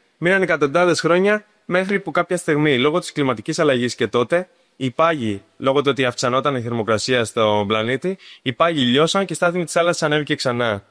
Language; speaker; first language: Greek; native; Greek